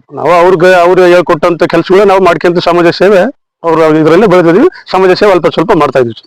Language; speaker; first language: Kannada; native; Kannada